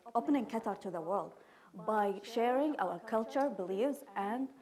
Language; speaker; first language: English; non-native, fluent; Arabic